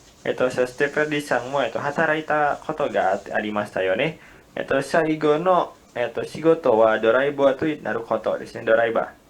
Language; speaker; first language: Japanese; non-native, learner; Indonesian